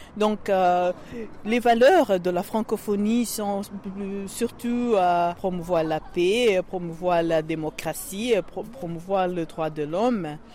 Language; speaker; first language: French; non-native, local second language; Kinyarwanda